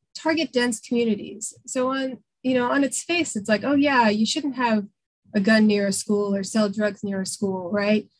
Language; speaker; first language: English; native; English